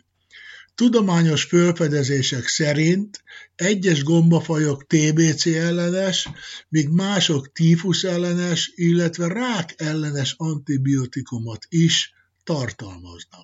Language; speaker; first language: Hungarian; native; Hungarian